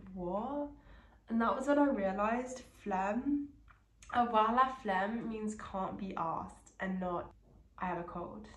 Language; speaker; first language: English; native; English